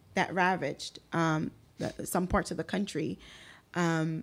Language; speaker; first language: English; early bilingual, other home language; Haitian Creole